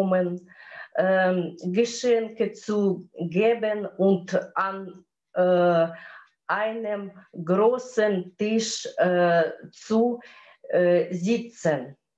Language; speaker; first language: German; non-native, learner; Russian